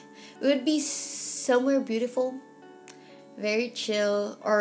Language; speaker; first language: English; non-native, local second language; Filipino